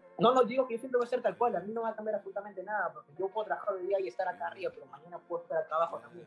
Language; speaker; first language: Spanish; native; Spanish